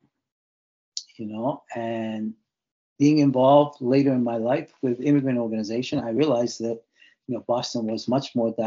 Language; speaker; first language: English; native; English